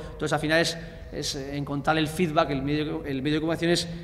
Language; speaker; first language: Spanish; native; Spanish